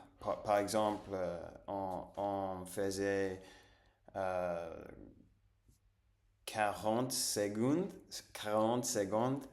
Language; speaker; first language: French; non-native, fluent; Spanish